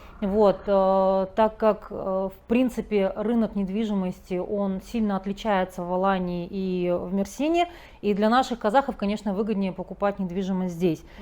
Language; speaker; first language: Russian; native; Russian